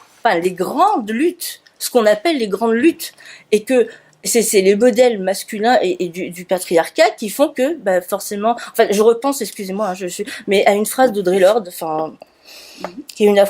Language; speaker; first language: French; native; French